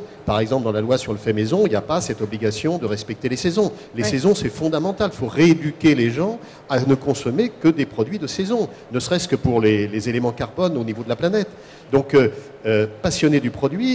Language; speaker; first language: French; native; French